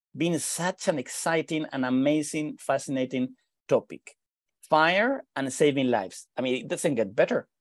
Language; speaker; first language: English; non-native, fluent; Spanish